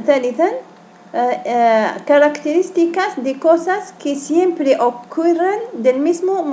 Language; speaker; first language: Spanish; non-native, fluent; Arabic